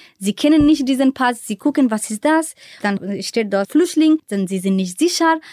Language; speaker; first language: German; non-native, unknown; Bangla